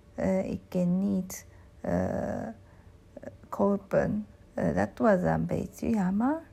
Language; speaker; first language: Dutch; non-native, learner; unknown